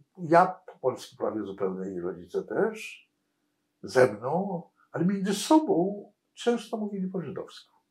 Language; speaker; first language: Polish; native; Polish